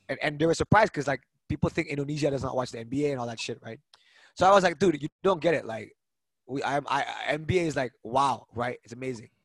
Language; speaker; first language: English; early bilingual, other home language; Indonesian